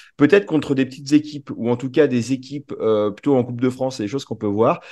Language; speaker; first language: French; native; French